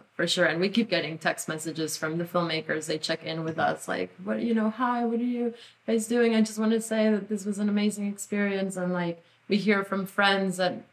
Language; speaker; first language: English; non-native, fluent; Spanish